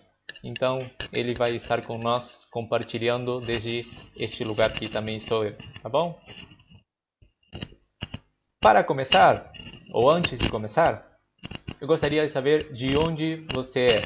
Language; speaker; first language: Portuguese; non-native, fluent; Spanish